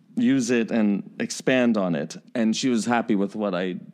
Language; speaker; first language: English; native; English